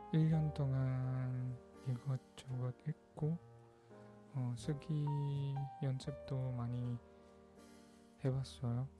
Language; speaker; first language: Korean; non-native, learner; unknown